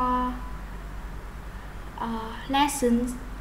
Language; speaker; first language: English; non-native, learner; Vietnamese